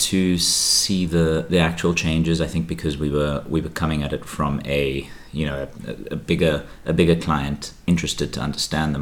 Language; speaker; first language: English; native; English